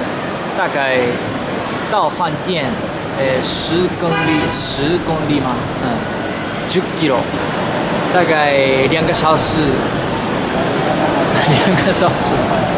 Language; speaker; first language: Chinese; non-native, learner; Japanese